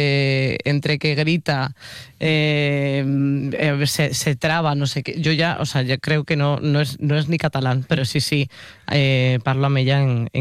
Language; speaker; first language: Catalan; non-native, learner; Spanish